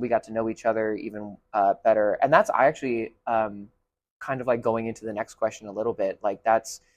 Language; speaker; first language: English; native; English